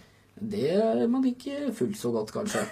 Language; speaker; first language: Norwegian; native; Norwegian